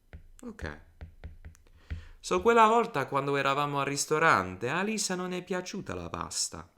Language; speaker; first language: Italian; non-native, fluent; English